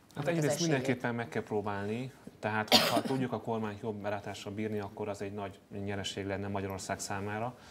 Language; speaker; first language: Hungarian; native; Hungarian